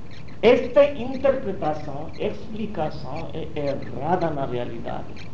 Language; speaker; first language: Portuguese; non-native, learner; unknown